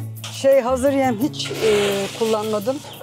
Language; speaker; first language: Turkish; native; Turkish